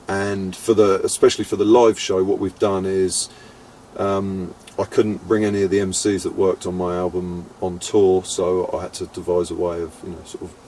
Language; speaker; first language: English; native; English